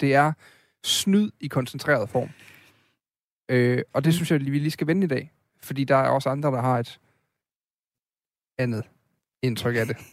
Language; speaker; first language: Danish; native; Danish